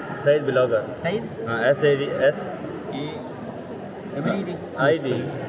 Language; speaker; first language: English; non-native, learner; Saraiki